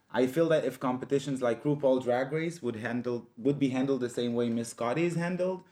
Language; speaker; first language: English; non-native, fluent; Hebrew